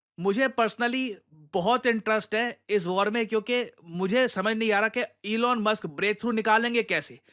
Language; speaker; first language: Hindi; native; Hindi